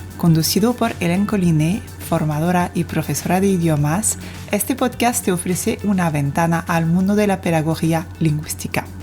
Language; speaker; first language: Spanish; non-native, fluent; French